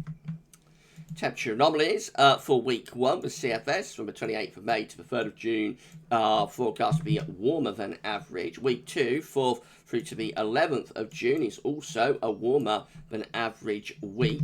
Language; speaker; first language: English; native; English